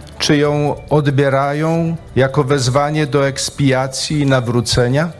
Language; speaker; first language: Polish; native; Polish